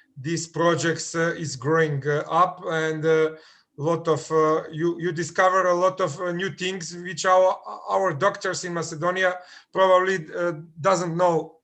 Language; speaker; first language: English; non-native, fluent; Macedonian